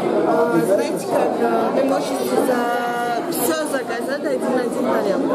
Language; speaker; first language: Russian; non-native, learner; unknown